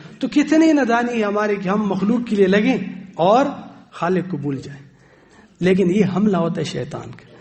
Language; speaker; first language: Urdu; non-native, local second language; Pashto